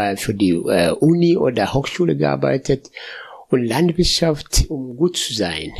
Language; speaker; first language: German; non-native, fluent; Swahili